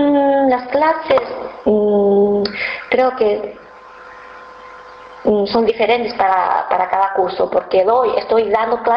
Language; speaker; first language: Spanish; non-native, fluent; Chinese